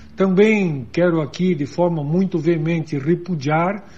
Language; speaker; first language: Portuguese; native; Portuguese